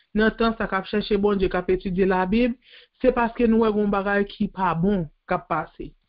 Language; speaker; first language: French; native; French